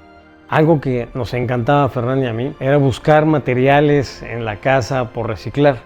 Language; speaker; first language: Spanish; native; Spanish